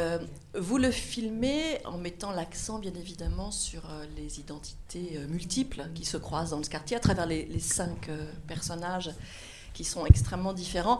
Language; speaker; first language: French; native; French